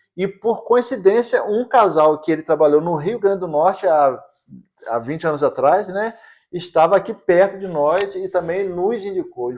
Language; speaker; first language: Portuguese; native; Portuguese